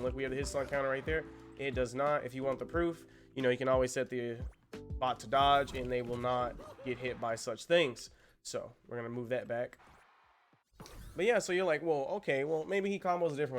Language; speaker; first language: English; native; English